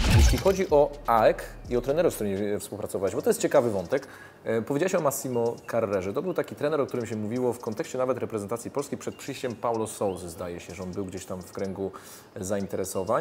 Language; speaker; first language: Polish; native; Polish